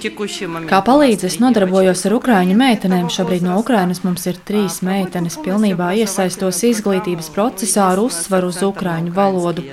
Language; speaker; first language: Latvian; native; Latvian